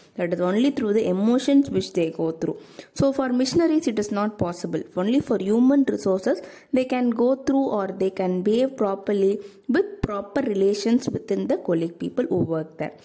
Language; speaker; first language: English; non-native, local second language; Tamil